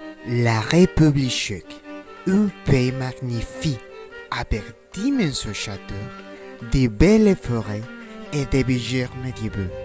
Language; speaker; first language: French; non-native, learner; Spanish